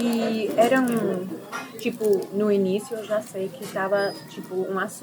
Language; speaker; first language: Portuguese; early bilingual, heritage; Portuguese